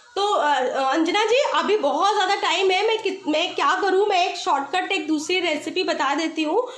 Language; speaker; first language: Hindi; native; Hindi